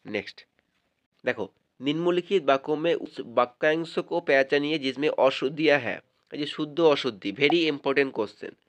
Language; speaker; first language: Hindi; non-native, local second language; Bangla